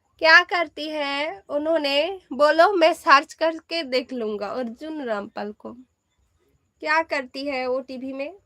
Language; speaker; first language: Hindi; non-native, learner; Bangla